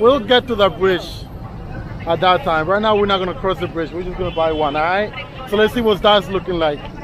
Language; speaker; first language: English; native; English